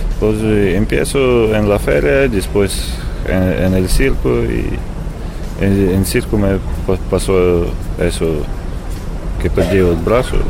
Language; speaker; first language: Spanish; non-native, learner; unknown